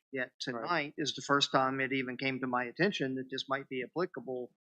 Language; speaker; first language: English; native; English